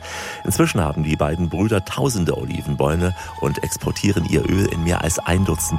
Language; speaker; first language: German; native; German